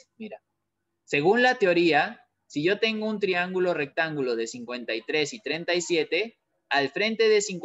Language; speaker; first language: Spanish; native; Spanish